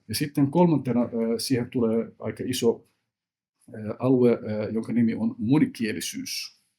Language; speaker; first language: Finnish; early bilingual, other home language; Somali